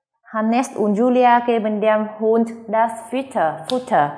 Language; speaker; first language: German; non-native, fluent; Vietnamese